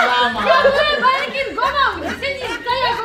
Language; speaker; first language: Indonesian; non-native, learner; Russian